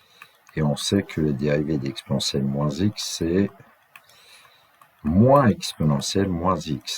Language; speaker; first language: French; native; French